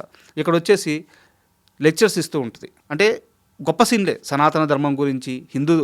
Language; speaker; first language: Telugu; native; Telugu